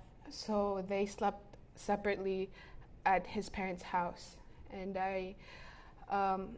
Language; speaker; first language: English; early bilingual, other home language; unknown